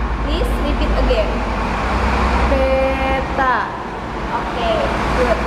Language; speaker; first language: English; non-native, learner; Indonesian